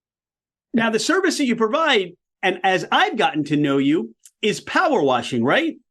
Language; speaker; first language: English; native; English